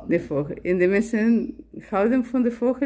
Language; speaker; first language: Dutch; non-native, learner; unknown